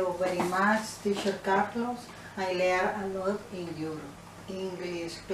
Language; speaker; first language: English; non-native, learner; Spanish